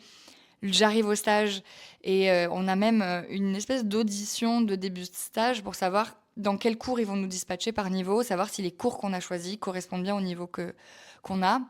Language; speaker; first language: French; native; French